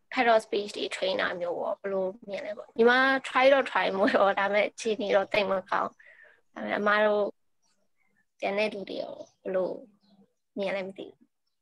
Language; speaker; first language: Burmese; native; Burmese